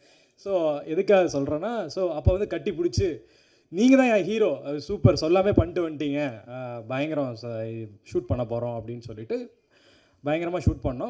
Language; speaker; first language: Tamil; native; Tamil